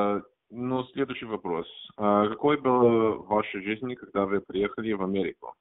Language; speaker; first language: Russian; non-native, learner; English